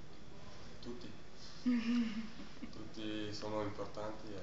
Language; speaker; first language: Italian; non-native, learner; German